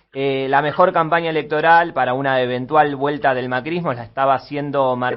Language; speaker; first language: Spanish; native; Spanish